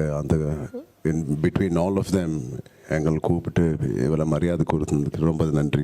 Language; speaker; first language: Tamil; non-native, local second language; Telugu